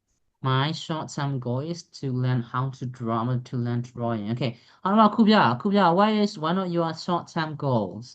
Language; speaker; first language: English; non-native, fluent; Burmese